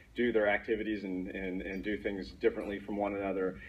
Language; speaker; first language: English; native; English